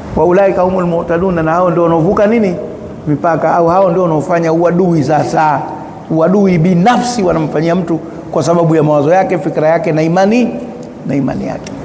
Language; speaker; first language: Swahili; native; Swahili